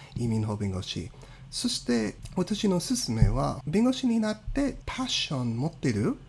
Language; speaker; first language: Japanese; non-native, fluent; English